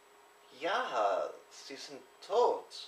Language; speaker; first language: German; non-native, learner; English